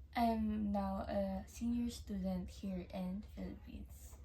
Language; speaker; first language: English; native; English